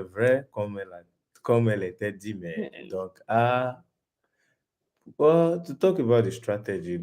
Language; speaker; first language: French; non-native, learner; Yoruba